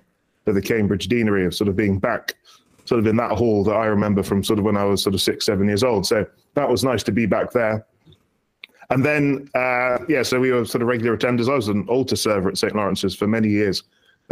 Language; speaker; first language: English; native; English